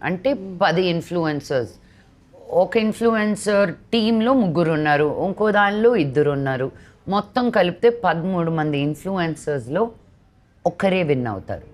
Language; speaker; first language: Telugu; native; Telugu